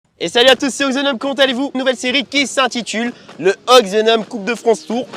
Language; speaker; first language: French; native; French